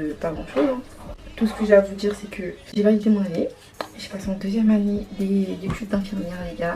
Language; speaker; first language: French; native; French